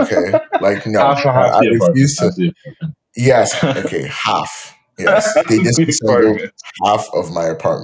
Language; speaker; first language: English; non-native, local second language; Yoruba